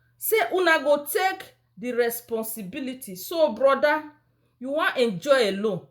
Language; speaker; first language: Nigerian Pidgin; non-native, local second language; Bini